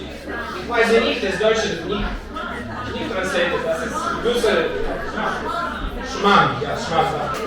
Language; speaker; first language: German; non-native, learner; Ukrainian